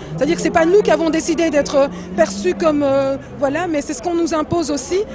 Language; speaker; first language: French; native; French